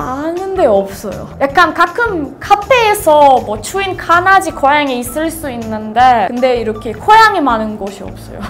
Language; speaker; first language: Korean; non-native, fluent; Russian